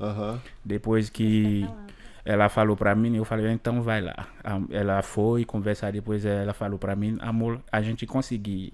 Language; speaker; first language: Portuguese; non-native, learner; Haitian Creole